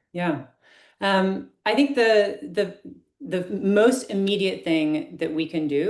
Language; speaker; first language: English; native; English